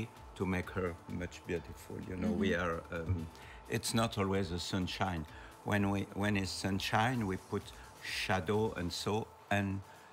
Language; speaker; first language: English; non-native, learner; French